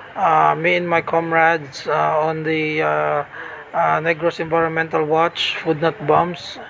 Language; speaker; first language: English; non-native, local second language; Hiligaynon